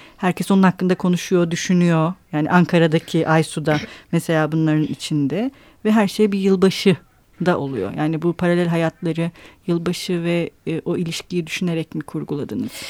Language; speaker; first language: Turkish; native; Turkish